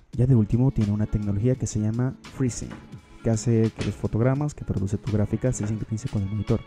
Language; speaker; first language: Spanish; native; Spanish